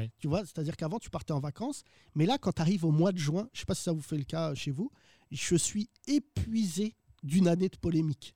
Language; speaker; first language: French; early bilingual, other home language; Arabic